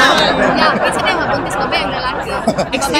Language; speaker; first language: Filipino; non-native, local second language; Cebuano